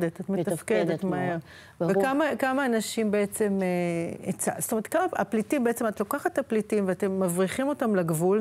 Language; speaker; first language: Hebrew; native; Hebrew